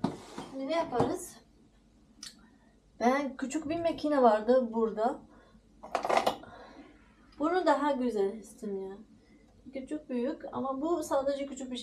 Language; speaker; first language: Turkish; non-native, learner; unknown